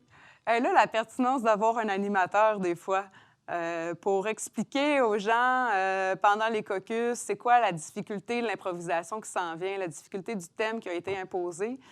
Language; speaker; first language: French; native; French